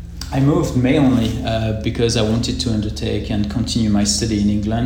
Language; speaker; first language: English; non-native, fluent; French